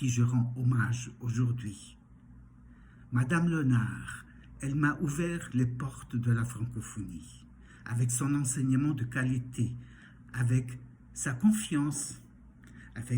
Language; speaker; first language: French; non-native, fluent; Portuguese